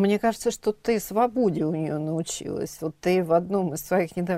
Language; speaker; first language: Russian; native; Russian